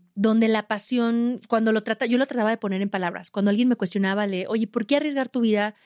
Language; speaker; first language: Spanish; native; Spanish